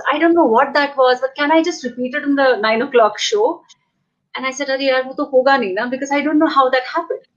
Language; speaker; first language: English; non-native, local second language; Hindi